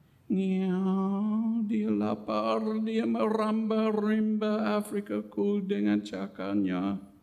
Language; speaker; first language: Indonesian; non-native, fluent; English